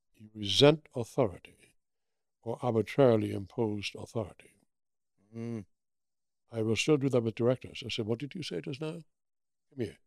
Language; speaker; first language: English; early bilingual, other home language; German